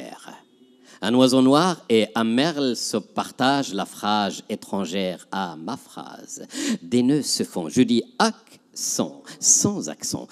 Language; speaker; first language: French; non-native, local second language; Arabic